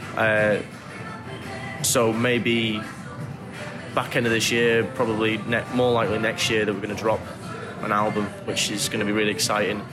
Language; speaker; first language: English; native; English